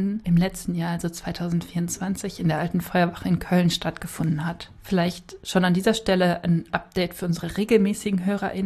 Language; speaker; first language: German; native; German